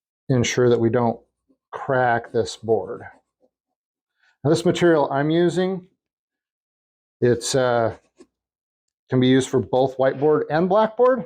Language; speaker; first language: English; native; English